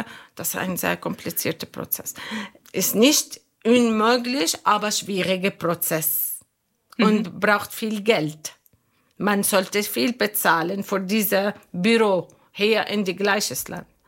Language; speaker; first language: German; non-native, fluent; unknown